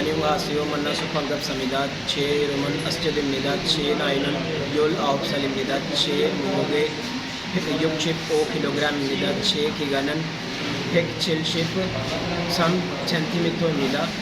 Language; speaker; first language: Korean; non-native, learner; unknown